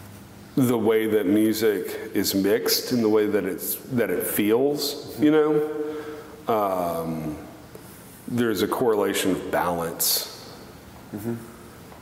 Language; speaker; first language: English; native; English